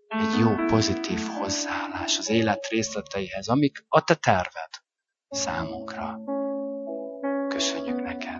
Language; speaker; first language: Hungarian; native; Hungarian